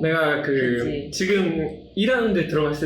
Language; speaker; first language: Korean; native; Korean